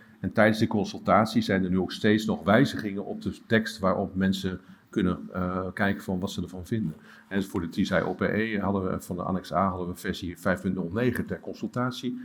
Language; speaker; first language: Dutch; native; Dutch